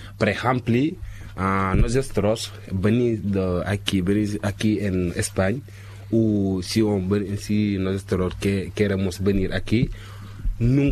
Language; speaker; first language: Spanish; non-native, learner; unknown